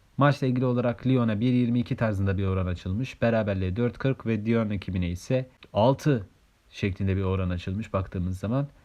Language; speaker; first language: Turkish; native; Turkish